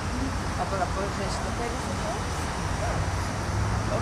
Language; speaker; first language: Lithuanian; early bilingual, heritage; English